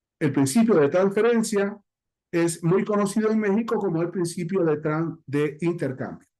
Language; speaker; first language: Spanish; native; Spanish